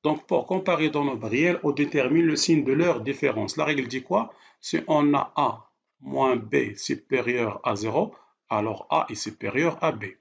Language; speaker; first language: French; non-native, local second language; Arabic